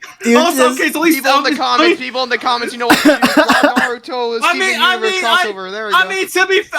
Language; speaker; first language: English; native; English